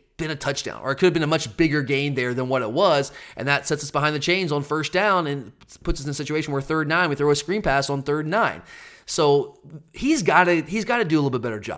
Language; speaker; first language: English; native; English